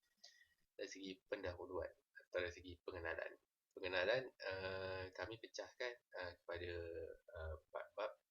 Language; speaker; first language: Malay; native; Malay